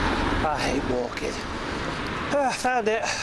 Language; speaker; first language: English; native; English